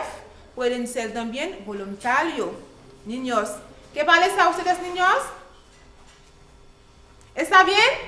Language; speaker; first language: Spanish; non-native, learner; Haitian Creole